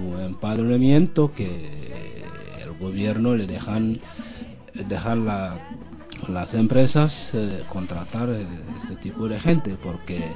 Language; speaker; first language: Spanish; non-native, learner; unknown